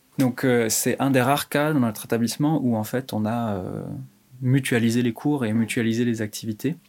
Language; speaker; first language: French; native; French